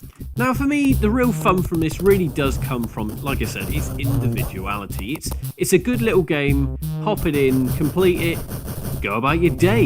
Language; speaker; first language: English; native; English